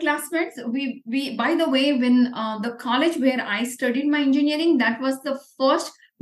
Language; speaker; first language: English; non-native, local second language; Marathi